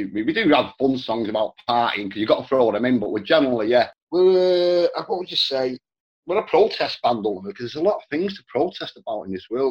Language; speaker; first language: English; native; English